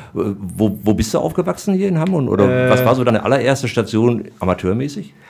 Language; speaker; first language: German; native; German